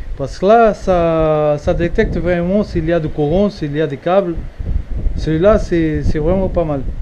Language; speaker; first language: French; non-native, fluent; Portuguese